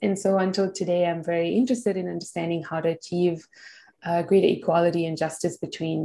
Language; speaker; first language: English; non-native, local second language; Tamil